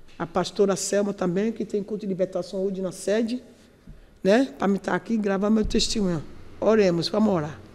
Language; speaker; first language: Portuguese; non-native, learner; Yoruba